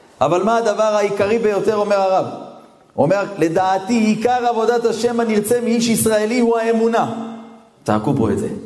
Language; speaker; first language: Hebrew; native; Hebrew